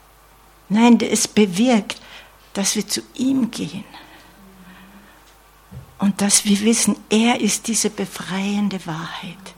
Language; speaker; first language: German; non-native, fluent; English